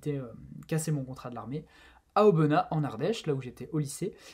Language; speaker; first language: French; native; French